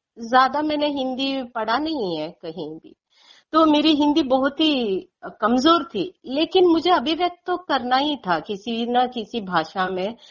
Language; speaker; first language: Hindi; non-native, local second language; Konkani